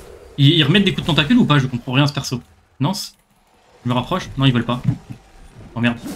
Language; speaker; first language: French; native; French